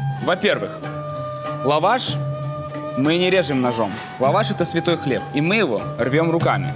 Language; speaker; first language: Russian; native; Russian